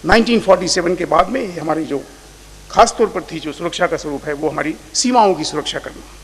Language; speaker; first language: Hindi; non-native, local second language; Marathi